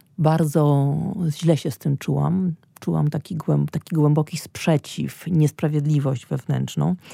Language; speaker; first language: Polish; native; Polish